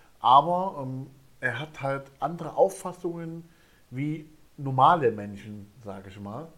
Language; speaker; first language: German; native; German